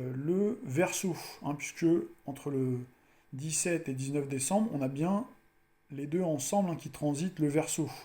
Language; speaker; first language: French; native; French